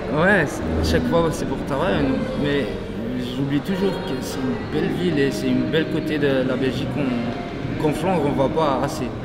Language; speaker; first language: French; non-native, local second language; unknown